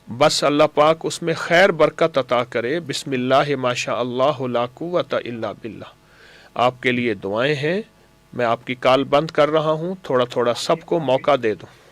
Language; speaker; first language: Urdu; native; Urdu